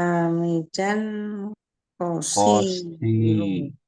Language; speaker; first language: Arabic; non-native, learner; Indonesian